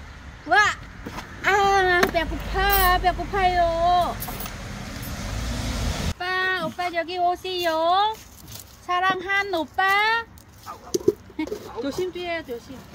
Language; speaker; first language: Korean; non-native, learner; Vietnamese